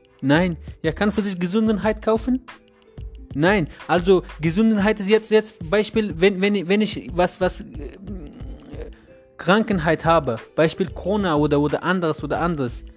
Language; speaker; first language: German; non-native, learner; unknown